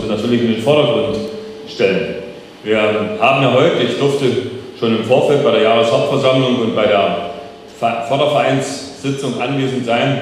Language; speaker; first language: German; native; German